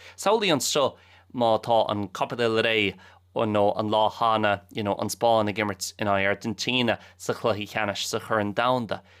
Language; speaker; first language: Irish; native; Irish